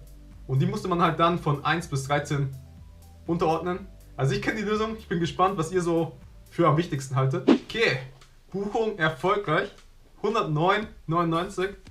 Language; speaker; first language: German; native; German